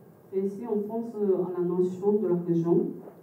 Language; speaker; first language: French; non-native, fluent; Japanese